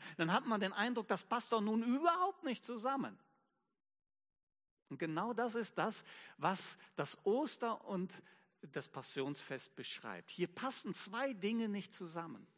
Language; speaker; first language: German; native; German